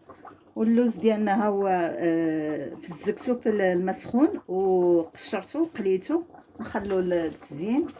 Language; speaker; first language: Arabic; native; Arabic